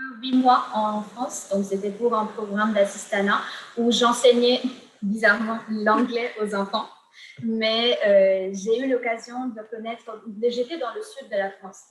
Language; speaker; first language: French; non-native, fluent; Gujarati